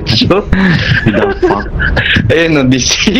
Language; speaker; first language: Filipino; native; Filipino